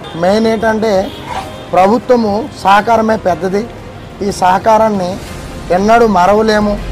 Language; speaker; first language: Telugu; non-native, local second language; Odia